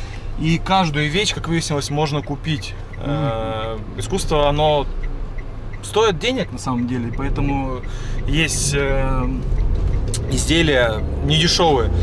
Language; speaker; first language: Russian; native; Russian